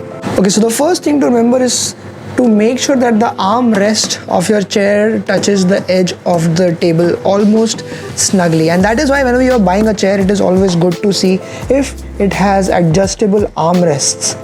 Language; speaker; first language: English; non-native, local second language; Hindi